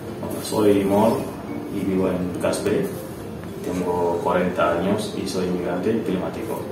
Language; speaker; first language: Spanish; non-native, learner; Wolof